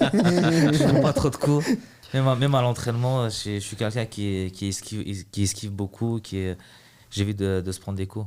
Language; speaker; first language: French; early bilingual, other home language; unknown